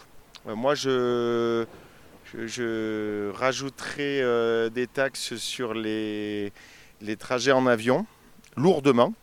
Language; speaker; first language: French; native; French